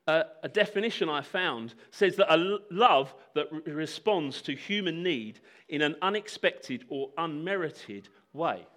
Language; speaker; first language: English; native; English